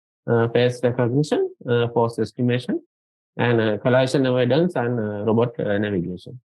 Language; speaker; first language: English; non-native, local second language; Sinhala